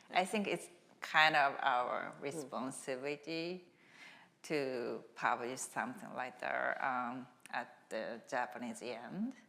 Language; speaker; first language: English; non-native, fluent; Japanese